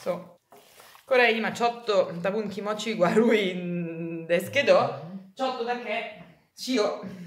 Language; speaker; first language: Japanese; non-native, learner; Italian